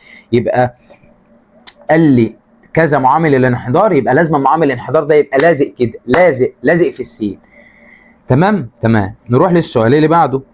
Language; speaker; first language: Arabic; native; Arabic